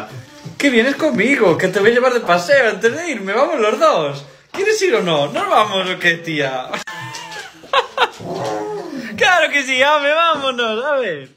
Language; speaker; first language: Spanish; native; Spanish